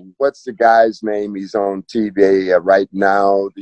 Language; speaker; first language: English; native; English